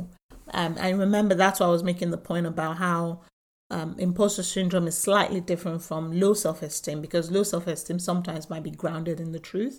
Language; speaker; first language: English; non-native, local second language; Yoruba